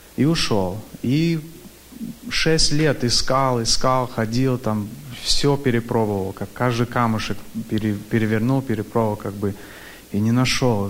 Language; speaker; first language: Russian; early bilingual, heritage; Russian